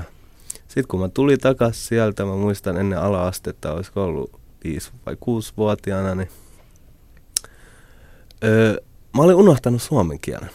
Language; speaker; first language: Finnish; early bilingual, other home language; Arabic